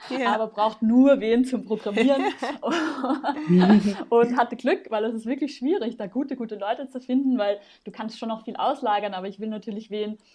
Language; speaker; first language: German; native; German